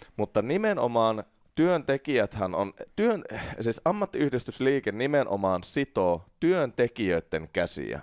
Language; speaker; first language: Finnish; native; Finnish